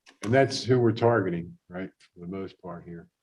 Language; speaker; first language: English; native; English